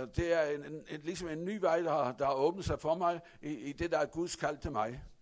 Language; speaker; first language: Danish; non-native, fluent; Rundi